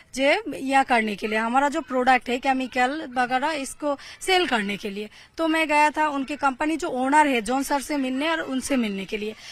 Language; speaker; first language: Hindi; non-native, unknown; Bangla